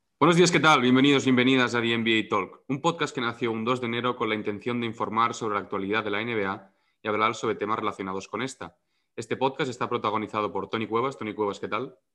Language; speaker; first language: Spanish; non-native, local second language; Catalan